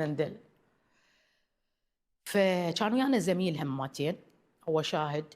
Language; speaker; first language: Arabic; native; Arabic